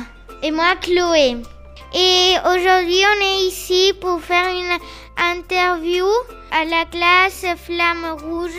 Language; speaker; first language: French; early bilingual, heritage; French